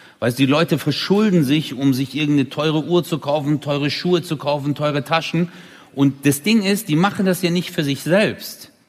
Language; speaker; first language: German; early bilingual, other home language; Turkish